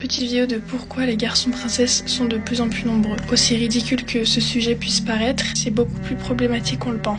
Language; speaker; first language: French; native; French